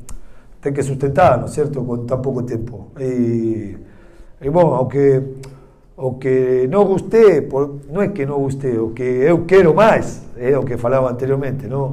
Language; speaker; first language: Portuguese; non-native, learner; Spanish